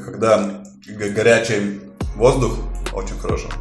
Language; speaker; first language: Russian; non-native, local second language; Lithuanian